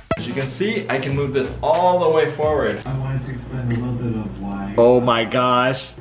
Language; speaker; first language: English; native; English